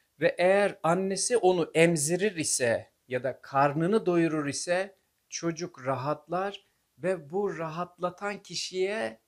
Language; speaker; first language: Turkish; native; Turkish